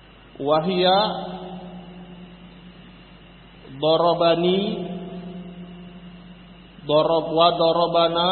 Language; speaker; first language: Arabic; non-native, fluent; Indonesian